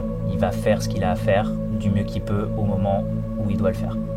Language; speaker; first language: French; native; French